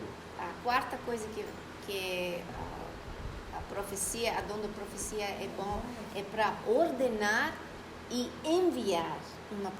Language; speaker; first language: Portuguese; non-native, fluent; Spanish